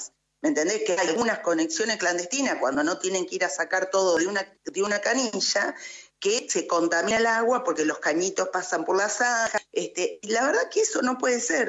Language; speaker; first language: Spanish; native; Spanish